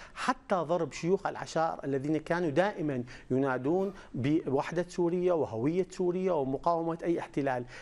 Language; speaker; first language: Arabic; native; Arabic